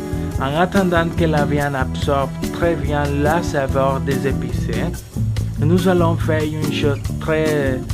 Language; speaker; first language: French; non-native, learner; Spanish